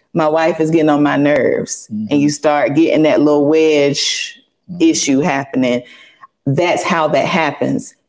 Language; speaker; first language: English; native; English